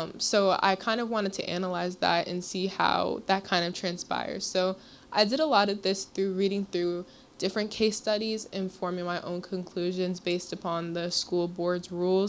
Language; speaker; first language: English; native; English